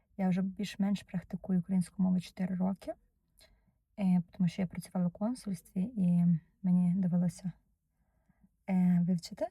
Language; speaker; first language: Ukrainian; non-native, learner; Russian